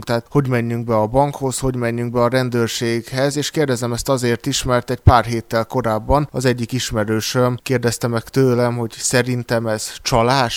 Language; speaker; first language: Hungarian; native; Hungarian